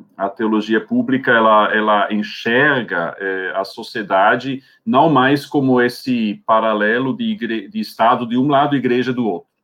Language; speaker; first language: Portuguese; non-native, fluent; Swiss German